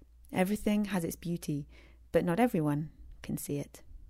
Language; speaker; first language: English; native; English